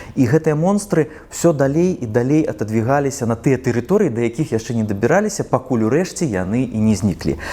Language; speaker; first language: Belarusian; non-native, local second language; Russian